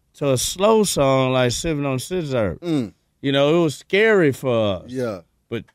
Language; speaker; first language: English; native; English